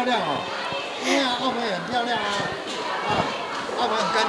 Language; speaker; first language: Chinese; native; Chinese